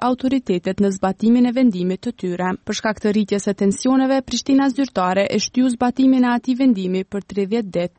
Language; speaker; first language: Albanian; native; Albanian